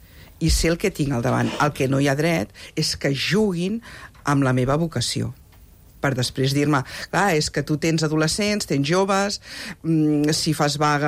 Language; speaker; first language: Catalan; native; Catalan